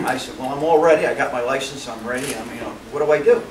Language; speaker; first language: English; native; English